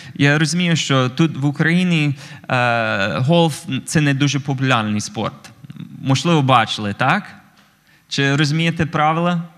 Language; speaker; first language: Ukrainian; non-native, fluent; English